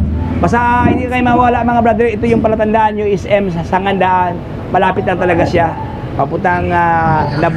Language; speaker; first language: Filipino; native; Filipino